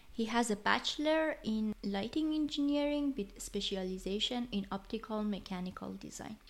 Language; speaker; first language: English; non-native, fluent; Persian